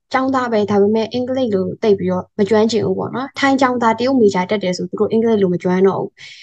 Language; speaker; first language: Burmese; native; Burmese